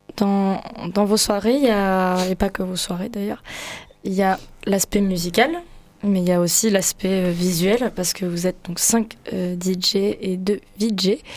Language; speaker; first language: French; native; French